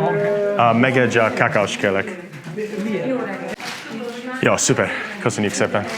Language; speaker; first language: Hungarian; non-native, learner; English